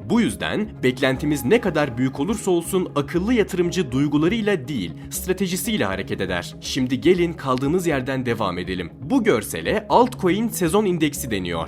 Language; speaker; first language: Turkish; native; Turkish